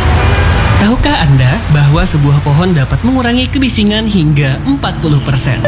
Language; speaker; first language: Indonesian; native; Indonesian